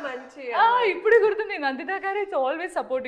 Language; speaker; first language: Telugu; non-native, learner; Malayalam